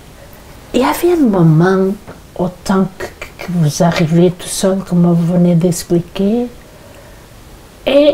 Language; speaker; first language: French; non-native, learner; Portuguese